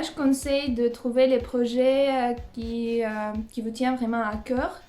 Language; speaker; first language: French; non-native, fluent; Russian